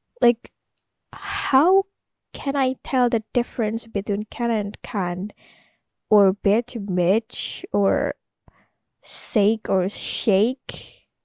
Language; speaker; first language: English; non-native, learner; Indonesian